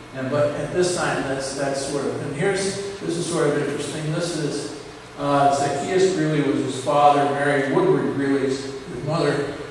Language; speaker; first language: English; native; English